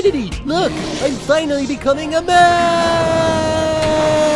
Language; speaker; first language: English; native; English